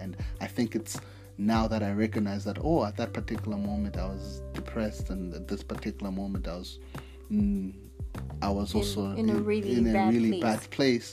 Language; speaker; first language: English; non-native, local second language; Nyanja